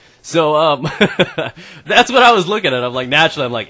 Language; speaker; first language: English; native; English